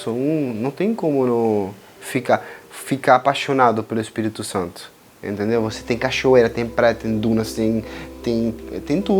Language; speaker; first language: Portuguese; non-native, fluent; Spanish